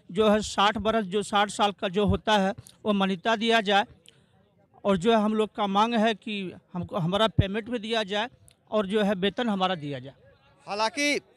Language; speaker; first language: Hindi; native; Hindi